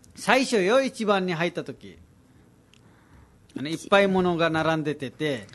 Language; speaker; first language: Japanese; non-native, fluent; Nepali